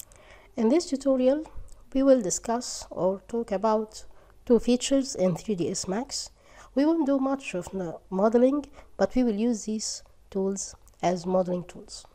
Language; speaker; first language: English; non-native, fluent; Arabic